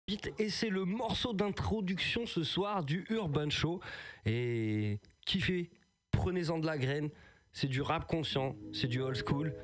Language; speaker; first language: French; native; French